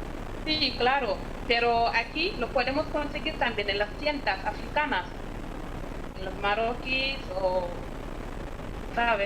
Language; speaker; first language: Spanish; non-native, fluent; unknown